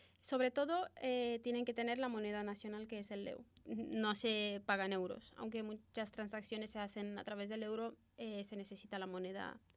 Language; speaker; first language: Spanish; non-native, fluent; Romanian